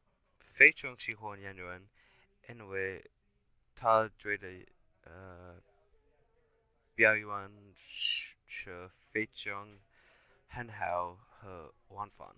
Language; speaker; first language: Chinese; non-native, learner; English